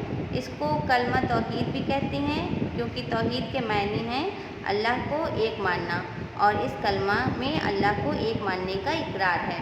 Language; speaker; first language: Urdu; native; Urdu